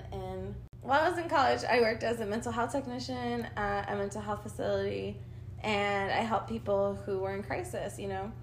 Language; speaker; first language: English; early bilingual, other home language; Spanish